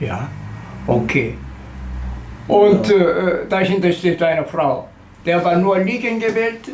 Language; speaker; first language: German; non-native, learner; Korean